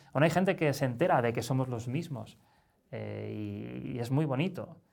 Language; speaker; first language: Spanish; native; Spanish